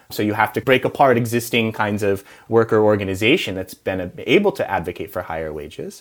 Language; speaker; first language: English; native; English